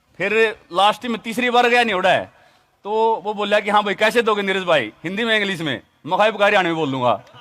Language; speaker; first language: Hindi; native; Hindi